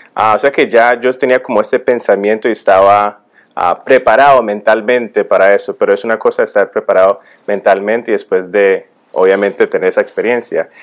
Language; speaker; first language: Spanish; early bilingual, heritage; Spanish